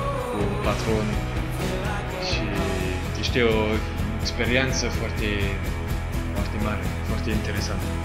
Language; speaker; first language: Romanian; non-native, learner; French